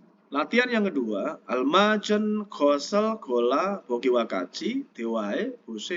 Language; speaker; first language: Korean; non-native, fluent; Indonesian